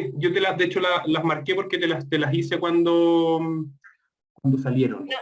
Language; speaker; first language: Spanish; native; Spanish